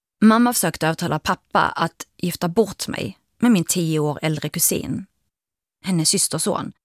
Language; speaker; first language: Swedish; early bilingual, other home language; Arabic